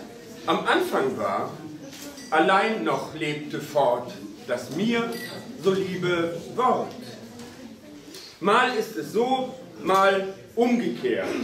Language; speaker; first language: German; native; German